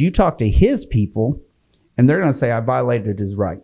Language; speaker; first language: English; native; English